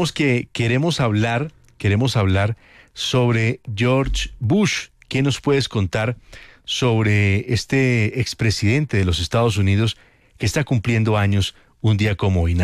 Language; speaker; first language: Spanish; native; Spanish